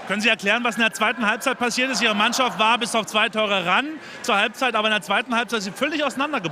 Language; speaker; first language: German; native; German